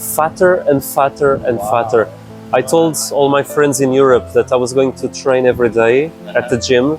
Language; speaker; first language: English; non-native, fluent; Portuguese